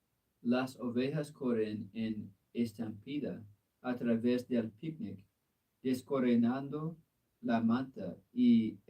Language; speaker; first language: Spanish; non-native, learner; English